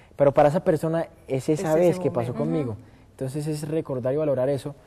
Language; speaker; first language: Spanish; native; Spanish